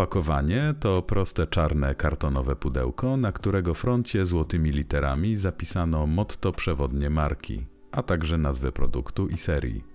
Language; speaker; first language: Polish; native; Polish